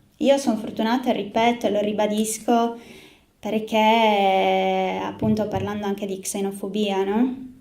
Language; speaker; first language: Italian; early bilingual, other home language; Spanish